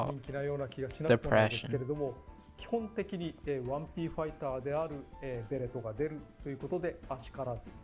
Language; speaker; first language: Japanese; native; Japanese